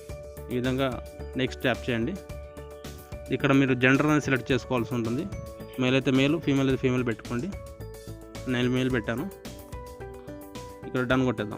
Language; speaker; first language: Telugu; native; Telugu